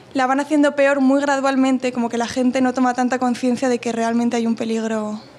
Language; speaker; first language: Spanish; native; Spanish